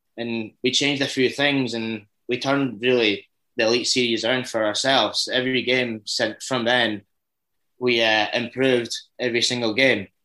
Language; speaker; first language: English; native; English